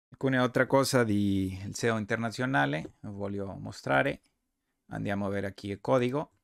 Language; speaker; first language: Italian; non-native, learner; Spanish